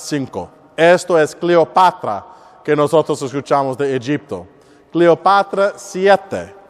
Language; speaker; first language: Spanish; non-native, learner; English